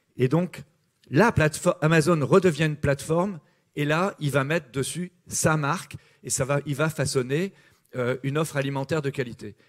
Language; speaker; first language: French; native; French